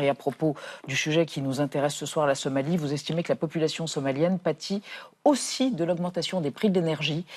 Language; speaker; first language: French; native; French